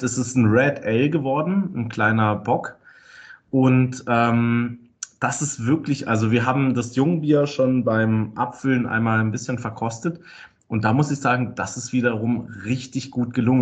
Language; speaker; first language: German; native; German